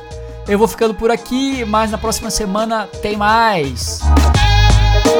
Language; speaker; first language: Portuguese; native; Portuguese